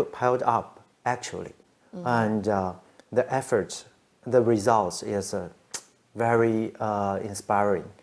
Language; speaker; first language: English; non-native, learner; Chinese